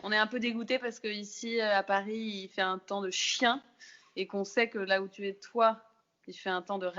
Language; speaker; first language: French; native; French